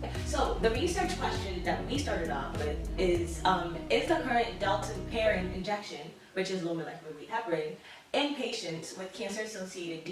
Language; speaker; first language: English; native; English